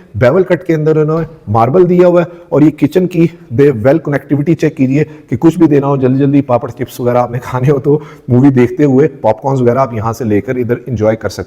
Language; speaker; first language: Urdu; native; Urdu